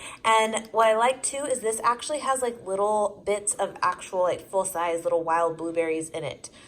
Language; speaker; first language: English; native; English